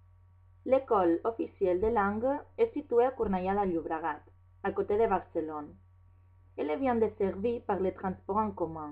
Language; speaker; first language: French; non-native, learner; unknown